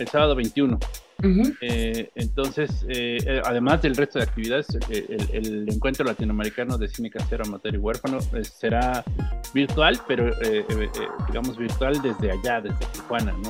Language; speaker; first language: Spanish; native; Spanish